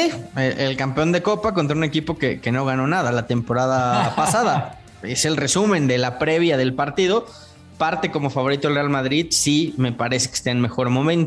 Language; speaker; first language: Spanish; native; Spanish